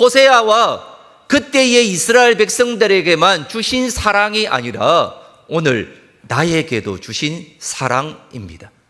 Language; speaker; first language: Korean; native; Korean